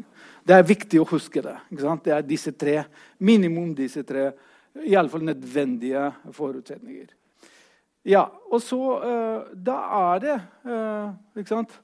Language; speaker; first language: Norwegian; non-native, fluent; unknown